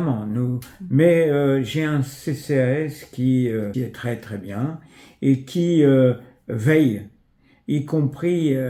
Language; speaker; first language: French; native; French